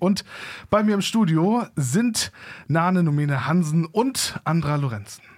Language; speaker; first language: German; native; German